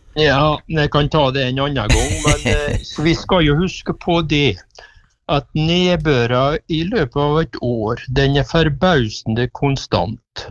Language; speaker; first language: Norwegian; native; Norwegian